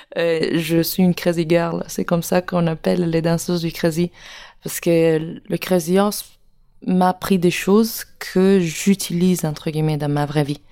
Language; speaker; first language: French; non-native, fluent; Italian